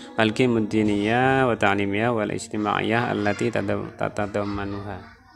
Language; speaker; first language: Arabic; non-native, fluent; Indonesian